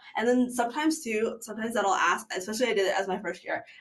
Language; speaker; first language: English; native; English